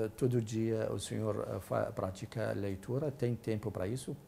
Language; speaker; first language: Portuguese; non-native, fluent; Arabic